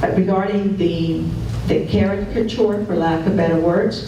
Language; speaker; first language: English; non-native, fluent; Spanish